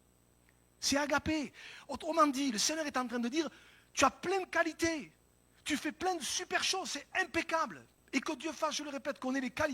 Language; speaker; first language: French; native; French